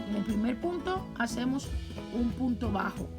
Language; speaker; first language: Spanish; native; Spanish